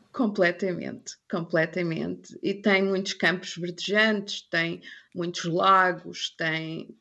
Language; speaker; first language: Portuguese; non-native, fluent; English